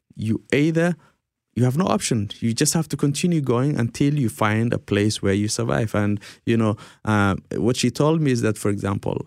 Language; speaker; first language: English; early bilingual, other home language; Somali